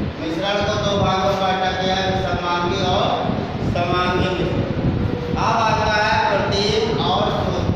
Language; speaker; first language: Hindi; native; Hindi